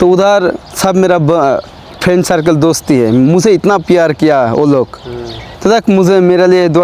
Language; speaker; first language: Hindi; non-native, learner; Bangla